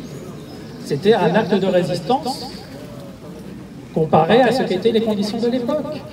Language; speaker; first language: French; native; French